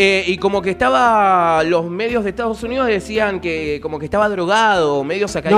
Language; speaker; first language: Spanish; native; Spanish